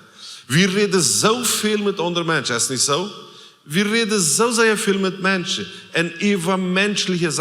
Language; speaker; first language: German; non-native, learner; Plautdietsch